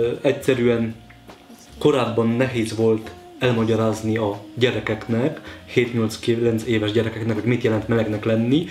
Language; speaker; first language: Hungarian; non-native, fluent; Polish